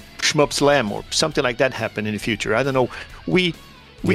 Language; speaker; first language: English; non-native, fluent; Portuguese